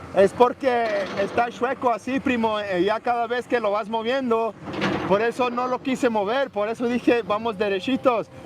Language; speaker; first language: Spanish; early bilingual, heritage; Spanish